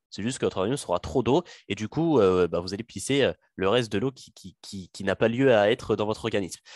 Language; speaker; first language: French; native; French